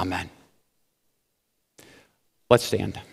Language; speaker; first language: English; native; English